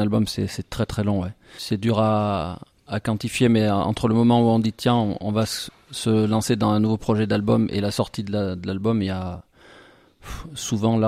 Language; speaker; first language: French; native; French